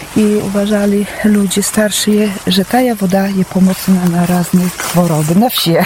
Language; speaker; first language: Polish; non-native, local second language; Belarusian